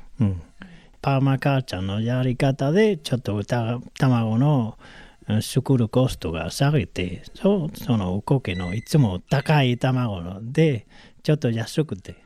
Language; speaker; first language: Japanese; non-native, learner; Spanish